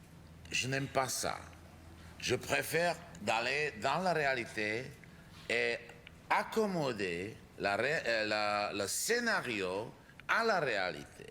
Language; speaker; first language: French; non-native, fluent; Czech